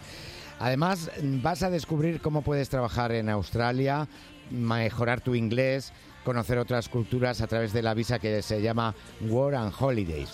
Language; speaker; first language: Spanish; native; Spanish